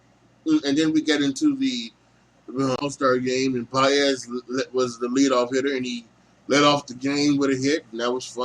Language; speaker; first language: English; native; English